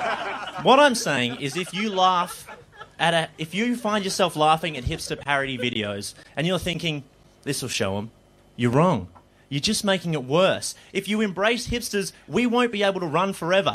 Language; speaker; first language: English; native; English